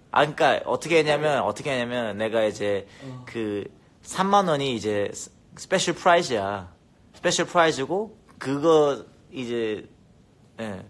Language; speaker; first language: Korean; early bilingual, heritage; Korean